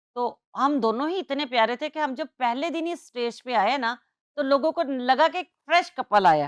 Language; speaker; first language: Urdu; non-native, local second language; Punjabi